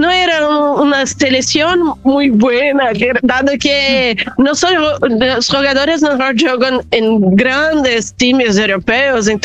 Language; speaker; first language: Spanish; non-native, fluent; Portuguese